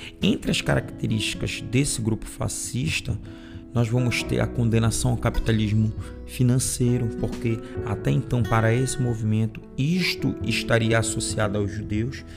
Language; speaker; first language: Portuguese; native; Portuguese